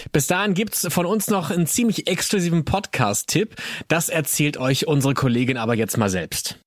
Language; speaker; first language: German; native; German